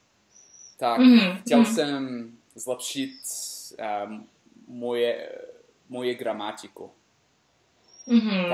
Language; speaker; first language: Czech; non-native, learner; English